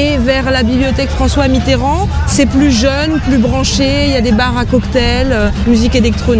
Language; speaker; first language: French; native; French